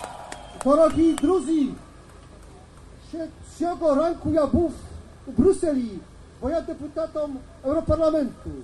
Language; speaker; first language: Ukrainian; non-native, learner; Polish